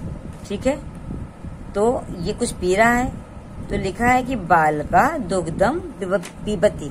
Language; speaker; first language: Hindi; native; Hindi